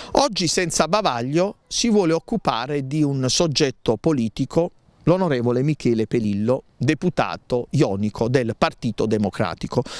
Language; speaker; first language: Italian; native; Italian